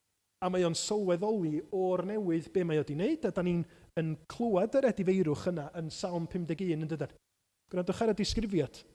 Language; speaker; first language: Welsh; native; Welsh